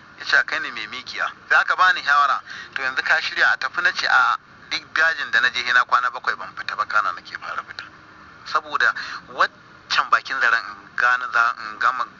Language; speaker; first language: Hausa; native; Hausa